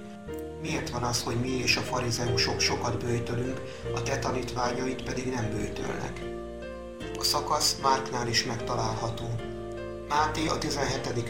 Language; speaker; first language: Hungarian; native; Hungarian